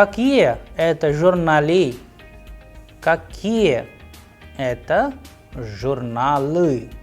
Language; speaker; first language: Russian; non-native, fluent; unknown